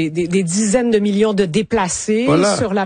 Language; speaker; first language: French; native; French